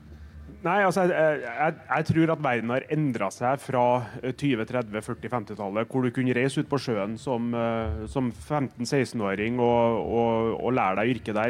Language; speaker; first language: Norwegian; native; Norwegian